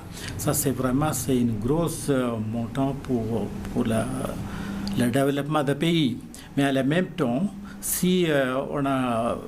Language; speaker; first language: French; non-native, learner; Malayalam